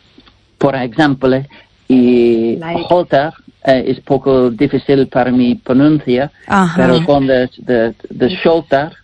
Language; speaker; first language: Spanish; non-native, learner; English